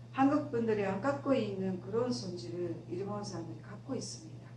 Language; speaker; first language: Korean; non-native, fluent; Japanese